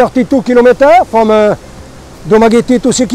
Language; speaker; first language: English; non-native, learner; French